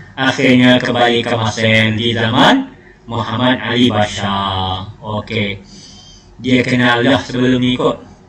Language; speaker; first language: Malay; native; Malay